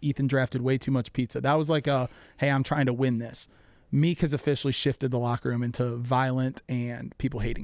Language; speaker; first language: English; native; English